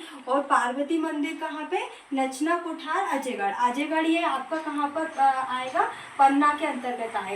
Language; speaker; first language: Hindi; native; Hindi